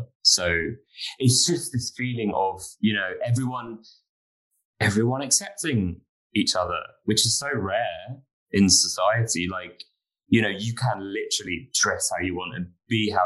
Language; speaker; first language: English; native; English